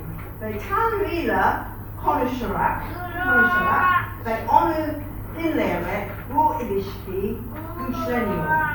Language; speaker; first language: Turkish; non-native, fluent; English